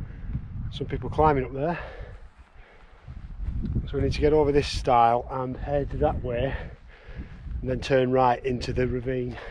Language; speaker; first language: English; native; English